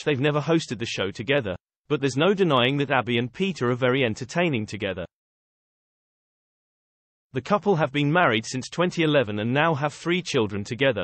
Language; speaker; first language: English; native; English